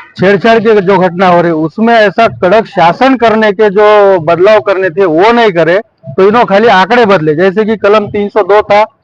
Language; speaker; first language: Hindi; non-native, local second language; Marathi